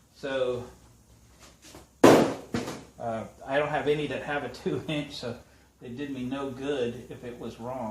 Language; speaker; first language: English; native; English